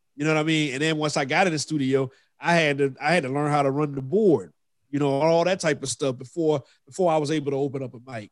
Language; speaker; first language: English; native; English